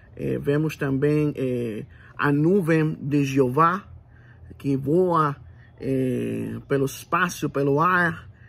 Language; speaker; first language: Portuguese; non-native, fluent; Spanish